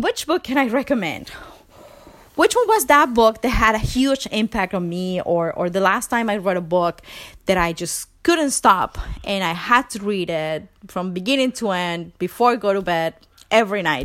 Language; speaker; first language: English; non-native, fluent; Spanish